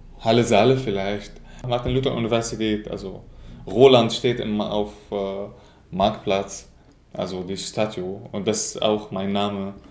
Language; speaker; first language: German; non-native, fluent; Arabic